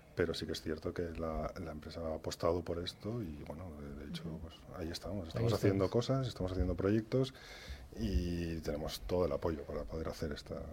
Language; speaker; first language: Spanish; native; Spanish